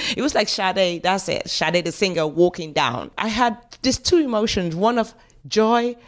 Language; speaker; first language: English; native; English